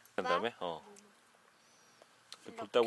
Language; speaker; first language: Korean; native; Korean